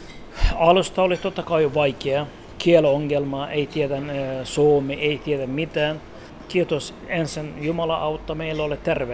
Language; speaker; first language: Finnish; non-native, learner; Turkish